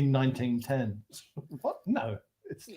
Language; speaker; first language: English; native; English